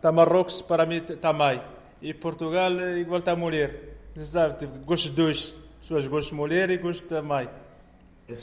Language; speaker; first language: Portuguese; non-native, learner; Arabic